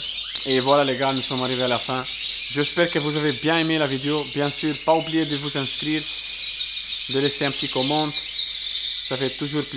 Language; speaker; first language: French; non-native, learner; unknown